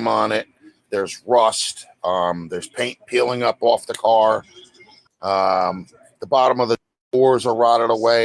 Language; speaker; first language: English; native; English